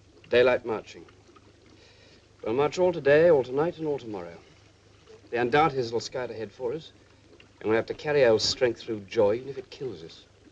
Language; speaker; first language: English; native; English